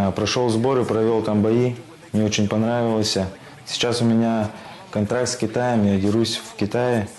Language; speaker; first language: Russian; native; Russian